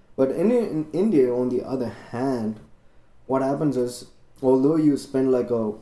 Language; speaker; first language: English; non-native, local second language; Tamil